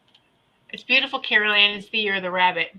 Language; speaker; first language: English; native; English